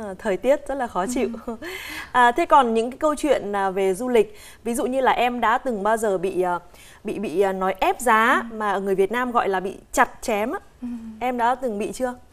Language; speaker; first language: Vietnamese; native; Vietnamese